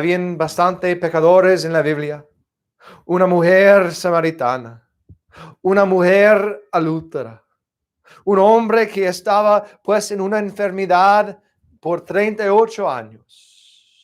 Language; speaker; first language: Spanish; non-native, fluent; English